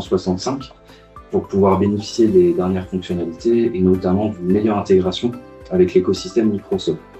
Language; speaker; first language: French; native; French